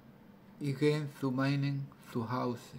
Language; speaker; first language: German; non-native, learner; Spanish